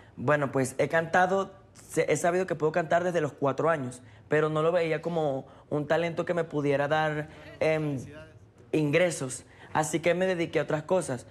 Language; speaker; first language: Spanish; native; Spanish